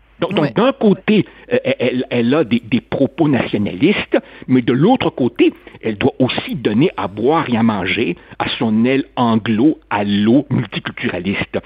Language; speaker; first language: French; native; French